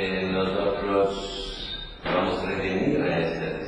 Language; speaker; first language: Spanish; non-native, learner; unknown